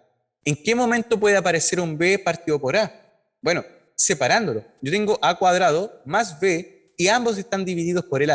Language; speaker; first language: Spanish; native; Spanish